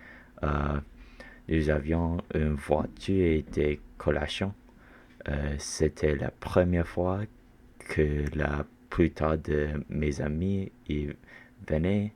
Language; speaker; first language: French; non-native, learner; English